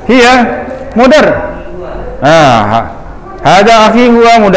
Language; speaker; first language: Arabic; non-native, fluent; Indonesian